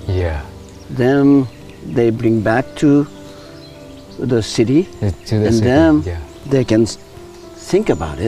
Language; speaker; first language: English; non-native, learner; Japanese